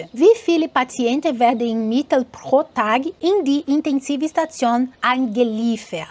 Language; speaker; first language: German; non-native, learner; Portuguese